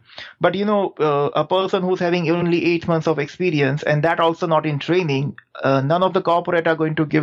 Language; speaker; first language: English; non-native, local second language; Gujarati